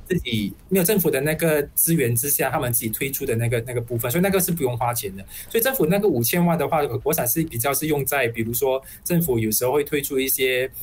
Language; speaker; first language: Chinese; native; Chinese